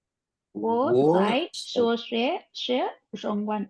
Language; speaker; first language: Chinese; non-native, learner; Tamil